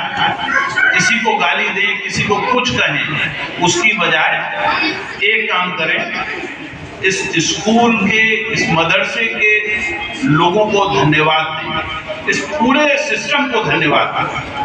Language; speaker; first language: Hindi; native; Hindi